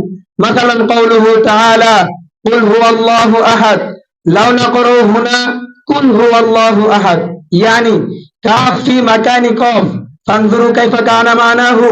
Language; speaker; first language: Arabic; non-native, learner; Bangla